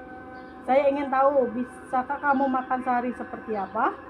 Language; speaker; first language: Indonesian; native; Indonesian